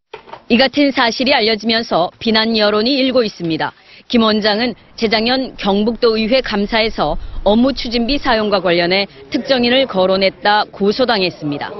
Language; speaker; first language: Korean; native; Korean